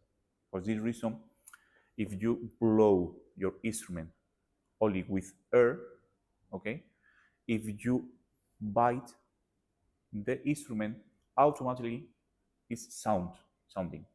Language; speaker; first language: English; non-native, learner; Spanish